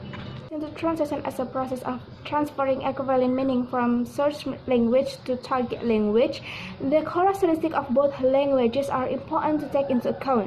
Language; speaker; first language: English; non-native, learner; Indonesian